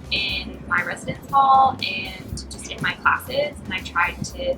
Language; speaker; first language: English; native; English